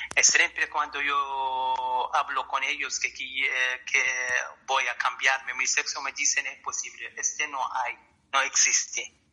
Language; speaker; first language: Spanish; non-native, learner; Arabic